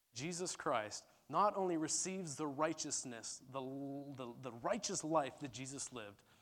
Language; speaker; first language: English; early bilingual, other home language; Turkish